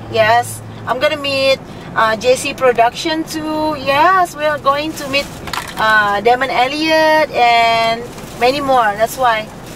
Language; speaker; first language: English; non-native, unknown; Indonesian